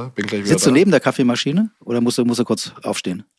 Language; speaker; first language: German; native; German